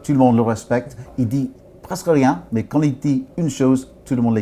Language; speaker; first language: French; non-native, fluent; English